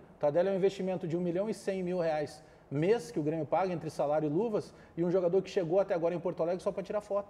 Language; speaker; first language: Portuguese; native; Portuguese